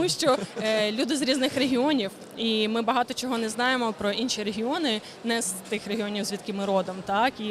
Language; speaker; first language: Ukrainian; native; Ukrainian